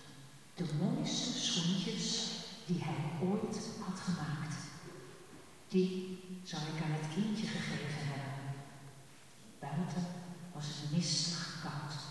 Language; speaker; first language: Dutch; native; Dutch